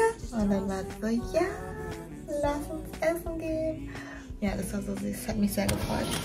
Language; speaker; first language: German; early bilingual, other home language; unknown